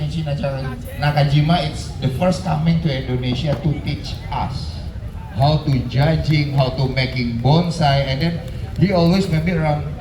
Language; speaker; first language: English; non-native, learner; Indonesian